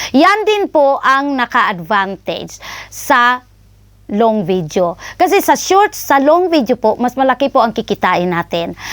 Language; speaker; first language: Filipino; non-native, local second language; Cebuano